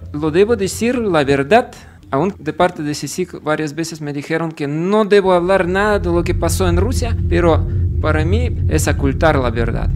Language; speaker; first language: Spanish; non-native, fluent; Russian